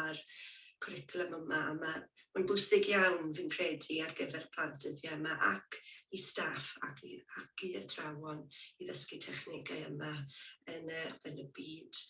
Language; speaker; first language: Welsh; native; Welsh